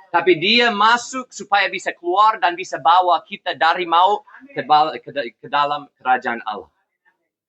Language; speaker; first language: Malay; non-native, fluent; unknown